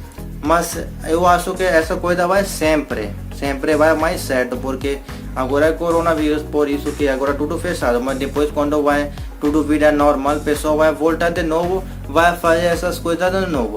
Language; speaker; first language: Portuguese; non-native, learner; Hindi